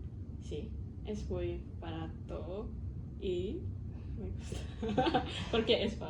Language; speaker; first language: Spanish; non-native, learner; Cantonese